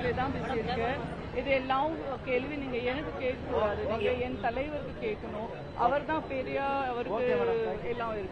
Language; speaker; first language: Tamil; non-native, fluent; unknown